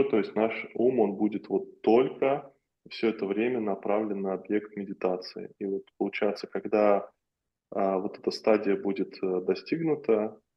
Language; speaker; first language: Russian; native; Russian